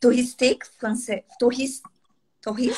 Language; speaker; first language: French; non-native, learner; Portuguese